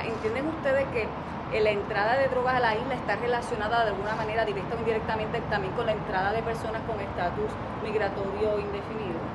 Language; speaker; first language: Spanish; native; Spanish